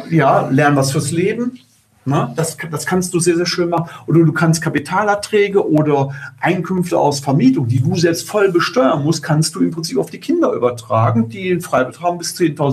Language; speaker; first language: German; native; German